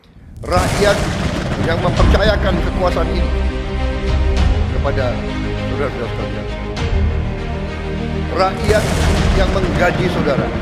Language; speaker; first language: Indonesian; native; Indonesian